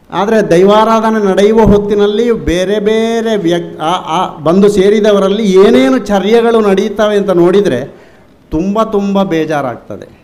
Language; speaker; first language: Kannada; non-native, local second language; Tulu